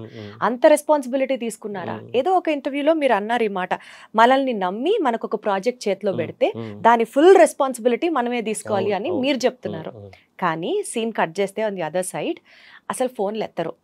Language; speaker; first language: Telugu; native; Telugu